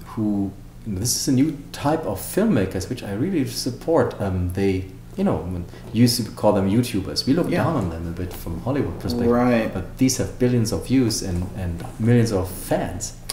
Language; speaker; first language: English; non-native, fluent; German